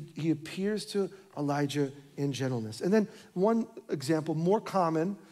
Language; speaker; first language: English; native; English